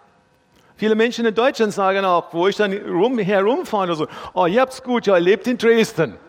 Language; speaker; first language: German; non-native, fluent; English